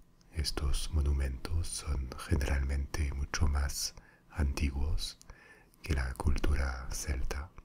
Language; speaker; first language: Spanish; non-native, fluent; French